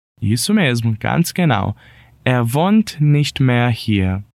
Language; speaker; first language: German; non-native, fluent; Portuguese